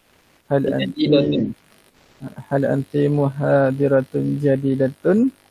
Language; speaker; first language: Arabic; non-native, fluent; Malay